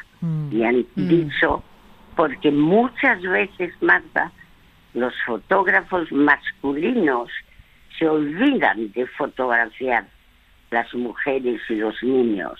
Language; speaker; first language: Spanish; early bilingual, other home language; French